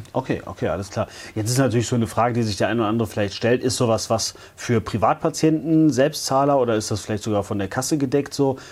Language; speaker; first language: German; native; German